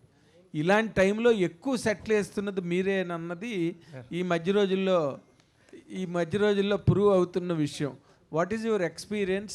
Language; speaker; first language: Telugu; native; Telugu